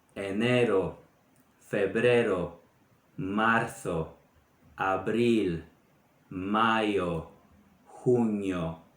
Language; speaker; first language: Spanish; non-native, fluent; Polish